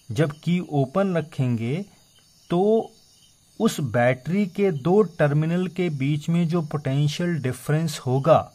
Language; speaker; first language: Hindi; native; Hindi